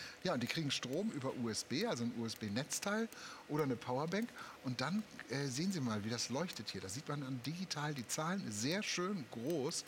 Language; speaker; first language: German; native; German